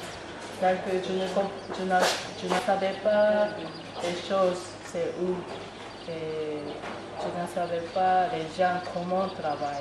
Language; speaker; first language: French; non-native, learner; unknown